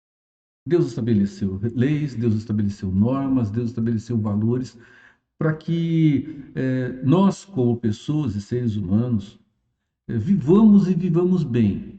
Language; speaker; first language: Portuguese; native; Portuguese